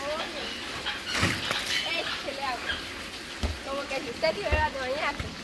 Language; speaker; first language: Spanish; native; Spanish